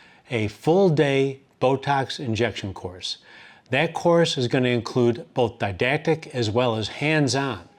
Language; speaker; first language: English; native; English